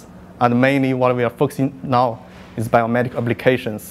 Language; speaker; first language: English; non-native, fluent; Chinese